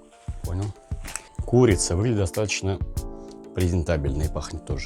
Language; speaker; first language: Russian; native; Russian